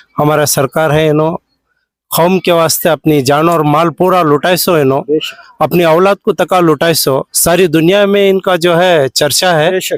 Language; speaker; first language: Hindi; non-native, local second language; Urdu